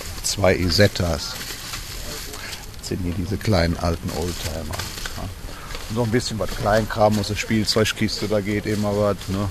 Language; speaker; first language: German; native; German